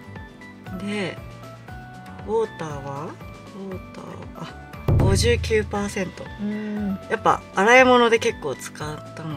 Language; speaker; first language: Japanese; native; Japanese